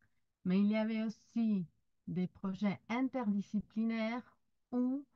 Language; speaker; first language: French; non-native, fluent; Spanish